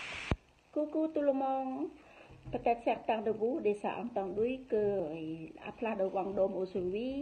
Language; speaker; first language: French; non-native, learner; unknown